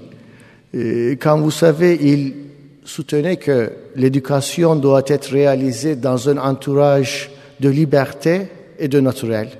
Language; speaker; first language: French; non-native, fluent; Turkish